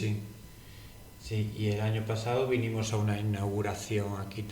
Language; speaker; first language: Spanish; native; Spanish